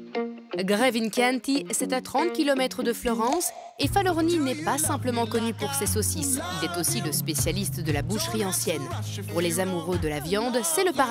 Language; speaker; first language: French; native; French